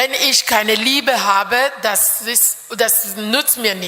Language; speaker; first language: German; non-native, fluent; French